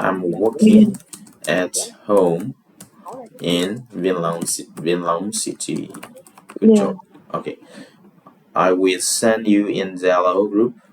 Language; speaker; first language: English; non-native, fluent; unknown